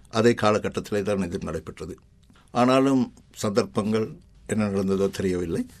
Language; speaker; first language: Tamil; native; Tamil